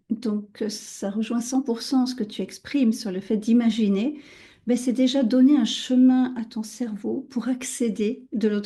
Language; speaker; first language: French; native; French